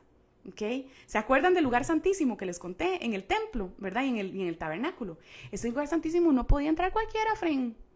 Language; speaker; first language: Spanish; native; Spanish